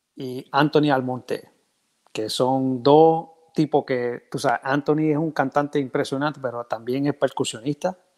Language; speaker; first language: Spanish; early bilingual, heritage; Spanish